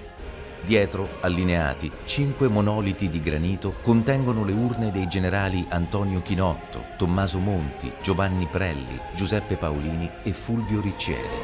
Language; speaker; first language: Italian; native; Italian